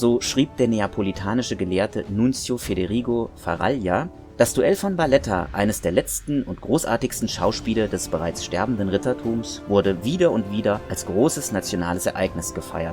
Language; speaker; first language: German; native; German